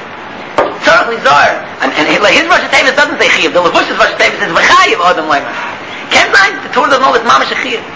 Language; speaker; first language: English; native; English